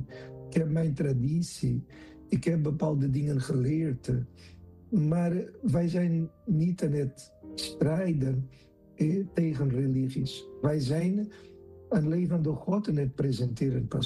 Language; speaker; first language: Dutch; non-native, fluent; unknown